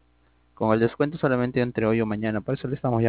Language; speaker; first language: Spanish; native; Spanish